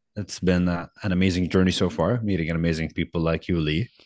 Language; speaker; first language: English; non-native, fluent; Arabic